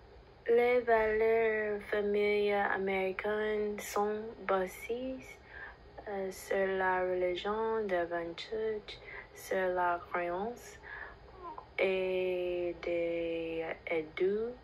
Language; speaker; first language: French; non-native, learner; English